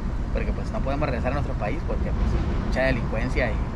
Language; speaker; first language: Spanish; native; Spanish